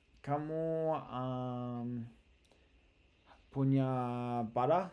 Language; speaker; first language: Indonesian; non-native, learner; English